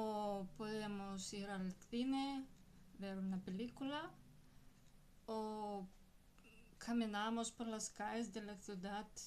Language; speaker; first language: Spanish; non-native, learner; Russian